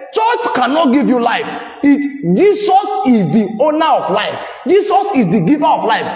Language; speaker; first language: English; non-native, local second language; Yoruba